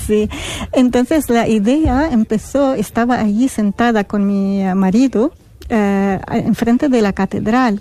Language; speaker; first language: Spanish; non-native, fluent; Arabic